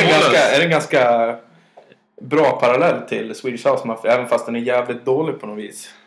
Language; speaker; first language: Swedish; native; Swedish